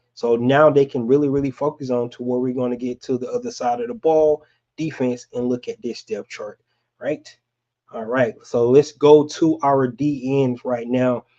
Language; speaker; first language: English; native; English